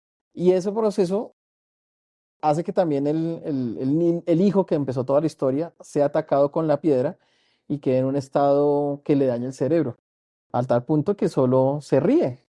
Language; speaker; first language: Spanish; native; Spanish